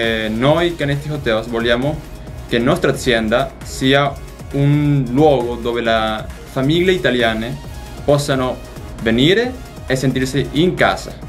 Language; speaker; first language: Italian; non-native, learner; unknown